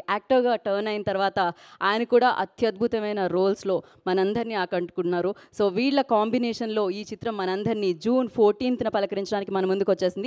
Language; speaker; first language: Telugu; native; Telugu